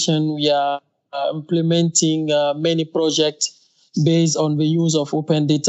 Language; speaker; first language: English; non-native, fluent; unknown